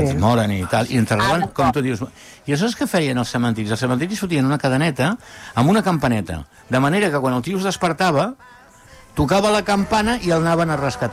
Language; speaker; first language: Catalan; native; Catalan